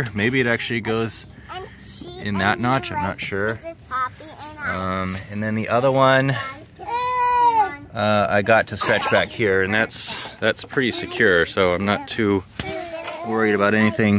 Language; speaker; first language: English; native; English